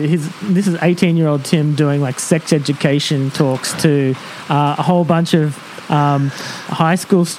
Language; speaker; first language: English; native; English